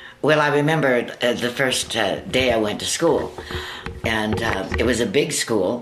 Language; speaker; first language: English; native; English